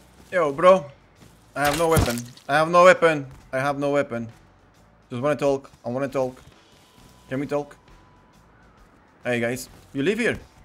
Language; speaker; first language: English; non-native, fluent; Slovak